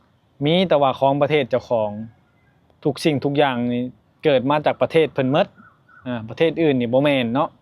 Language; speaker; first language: Thai; non-native, local second language; Lao